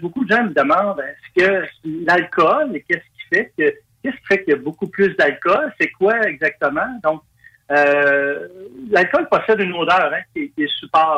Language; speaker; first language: French; native; French